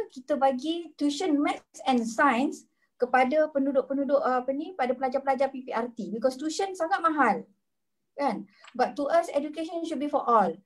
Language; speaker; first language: Malay; native; Malay